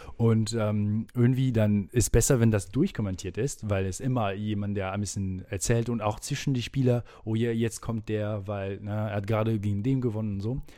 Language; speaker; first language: German; non-native, fluent; French